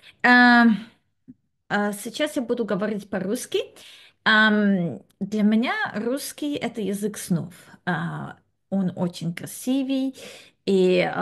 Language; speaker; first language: Russian; non-native, fluent; Serbian